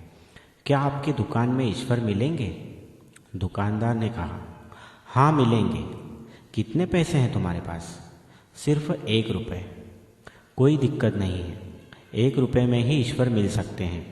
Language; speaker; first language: Hindi; native; Hindi